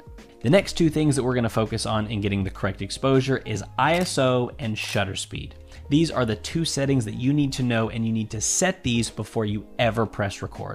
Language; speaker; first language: English; native; English